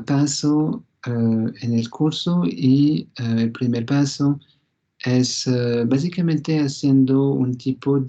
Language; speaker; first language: Spanish; non-native, fluent; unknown